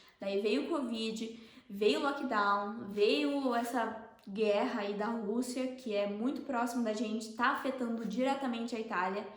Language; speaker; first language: Portuguese; native; Portuguese